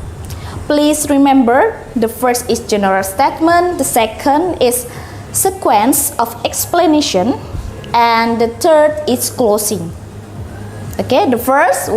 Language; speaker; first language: English; non-native, learner; Indonesian